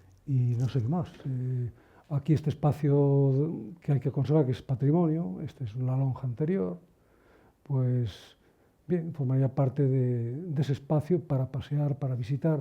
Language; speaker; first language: Spanish; native; Spanish